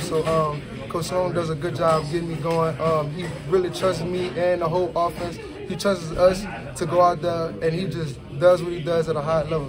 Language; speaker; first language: English; native; English